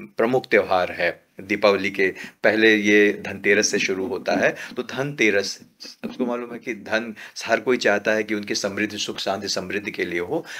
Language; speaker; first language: Hindi; native; Hindi